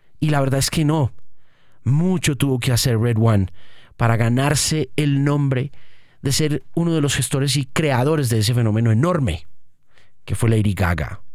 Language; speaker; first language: Spanish; native; Spanish